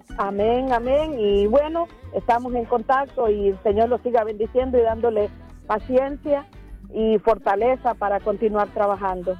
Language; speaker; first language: Spanish; native; Spanish